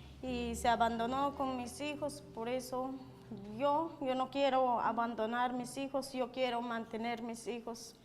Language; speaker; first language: Spanish; non-native, local second language; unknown